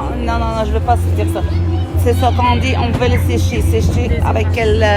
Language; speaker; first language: French; non-native, fluent; Arabic